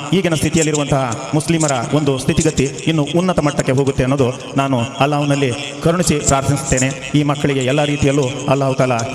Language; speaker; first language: Kannada; non-native, local second language; Malayalam